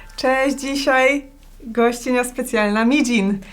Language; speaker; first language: Polish; native; Polish